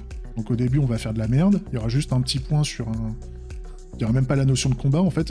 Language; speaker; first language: French; native; French